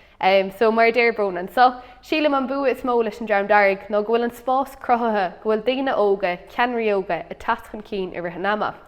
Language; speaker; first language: Irish; non-native, local second language; English